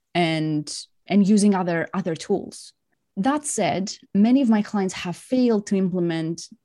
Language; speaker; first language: English; non-native, fluent; Greek